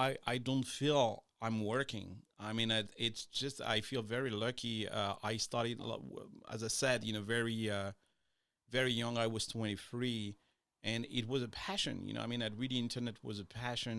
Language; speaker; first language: English; non-native, fluent; French